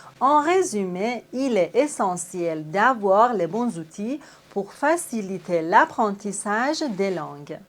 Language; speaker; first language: French; non-native, fluent; Persian